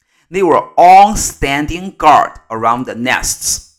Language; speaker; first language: English; non-native, fluent; Chinese